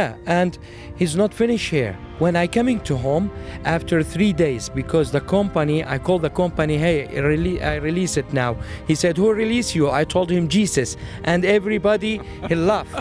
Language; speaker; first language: English; non-native, learner; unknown